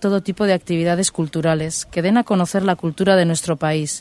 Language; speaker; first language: Spanish; native; Spanish